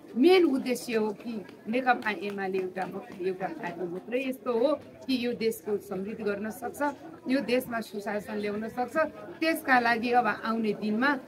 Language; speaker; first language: Nepali; non-native, local second language; Maithili